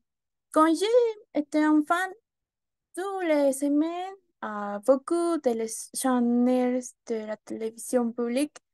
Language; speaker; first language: French; non-native, learner; Spanish